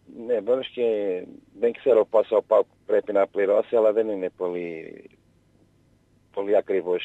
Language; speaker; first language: Greek; non-native, learner; Portuguese